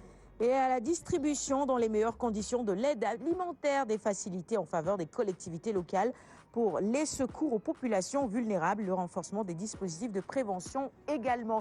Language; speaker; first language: French; non-native, local second language; Wolof